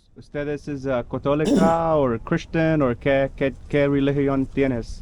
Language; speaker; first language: Spanish; non-native, learner; English